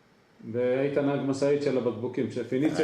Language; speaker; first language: Hebrew; native; Hebrew